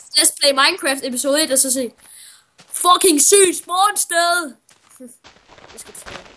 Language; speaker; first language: Danish; native; Danish